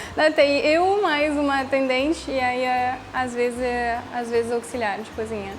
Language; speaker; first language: Portuguese; non-native, fluent; French